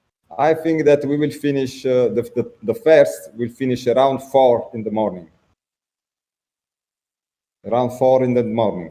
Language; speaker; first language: English; non-native, learner; Italian